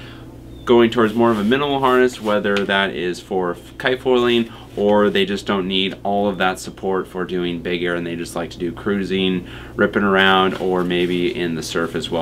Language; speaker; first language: English; native; English